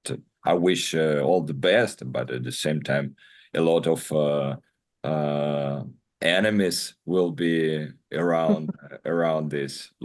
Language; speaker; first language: English; non-native, learner; Russian